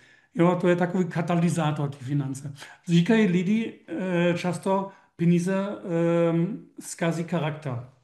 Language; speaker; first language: Czech; non-native, learner; German